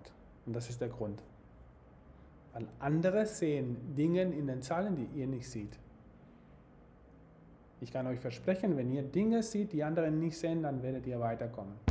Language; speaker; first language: German; non-native, fluent; Spanish